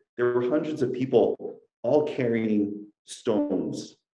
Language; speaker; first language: English; native; English